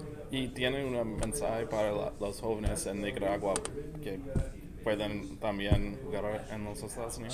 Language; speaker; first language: Spanish; non-native, learner; English